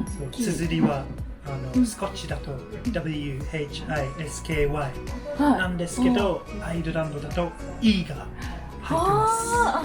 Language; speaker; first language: Japanese; non-native, fluent; English